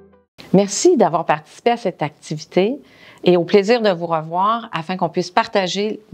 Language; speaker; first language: French; native; French